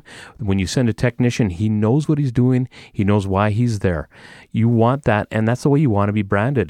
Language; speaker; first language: English; native; English